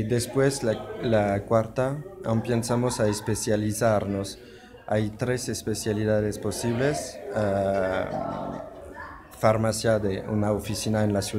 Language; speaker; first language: Spanish; non-native, learner; French